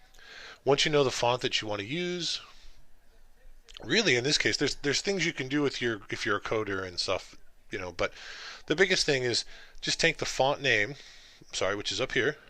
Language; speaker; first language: English; native; English